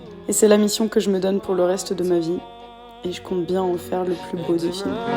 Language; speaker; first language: French; native; French